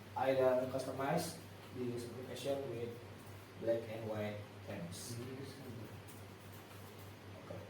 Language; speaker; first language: English; non-native, learner; Indonesian